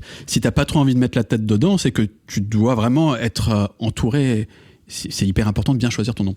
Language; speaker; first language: French; native; French